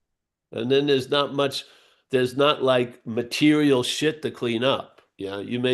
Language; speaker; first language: English; native; English